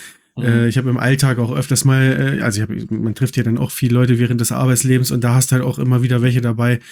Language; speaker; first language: German; native; German